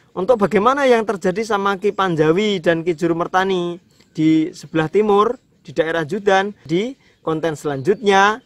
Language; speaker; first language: Indonesian; non-native, local second language; Javanese